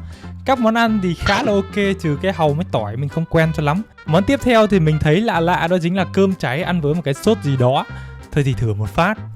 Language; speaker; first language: Vietnamese; native; Vietnamese